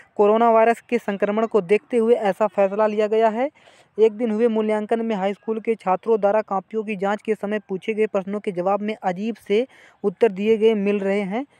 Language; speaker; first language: Hindi; native; Hindi